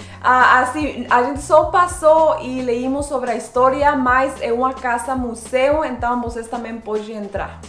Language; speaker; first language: Portuguese; non-native, fluent; Spanish